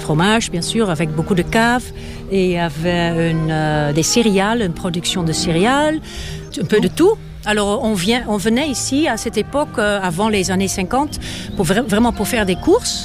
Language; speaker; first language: French; non-native, fluent; Dutch